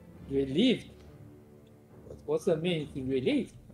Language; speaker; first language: English; non-native, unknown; Chinese